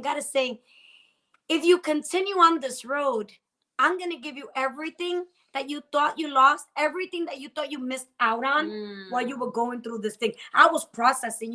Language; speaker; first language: English; native; English